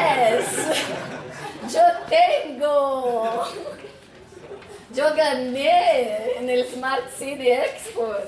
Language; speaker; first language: Spanish; non-native, learner; Portuguese